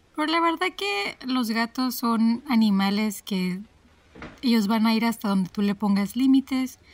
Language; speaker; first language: Spanish; native; Spanish